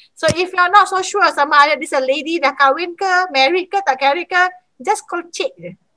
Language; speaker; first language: English; non-native, local second language; Malay